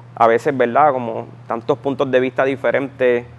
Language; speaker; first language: Spanish; native; Spanish